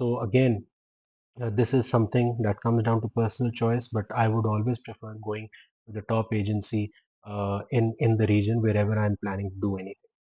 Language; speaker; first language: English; non-native, local second language; Urdu